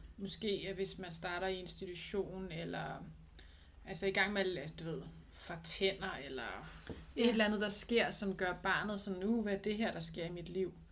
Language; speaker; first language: Danish; native; Danish